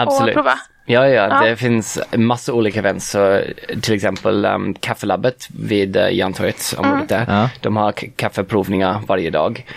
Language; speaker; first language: Swedish; non-native, fluent; English